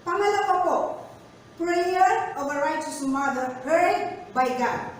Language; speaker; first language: English; non-native, local second language; Filipino